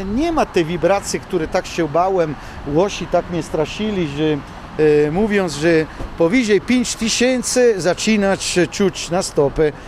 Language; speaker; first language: Polish; non-native, fluent; Italian